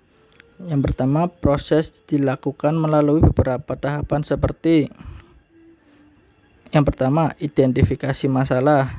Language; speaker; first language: Indonesian; native; Indonesian